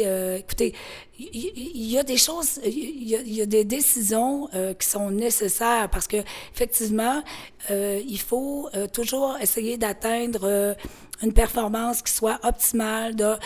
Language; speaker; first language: French; native; French